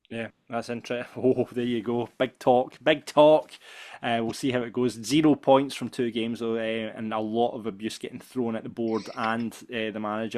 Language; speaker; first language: English; native; English